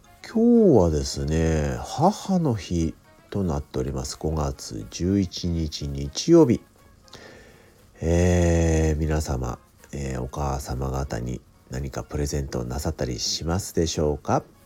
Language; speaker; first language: Japanese; native; Japanese